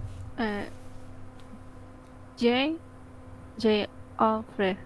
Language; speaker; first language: French; non-native, learner; Spanish